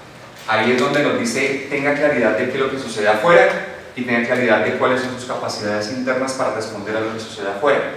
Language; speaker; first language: Spanish; native; Spanish